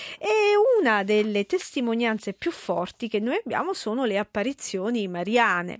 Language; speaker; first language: Italian; native; Italian